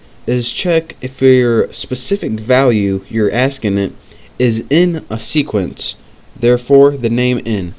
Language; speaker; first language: English; native; English